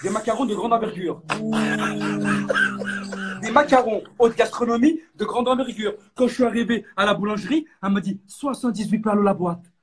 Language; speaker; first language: French; native; French